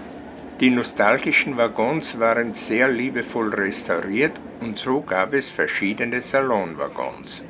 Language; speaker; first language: German; native; German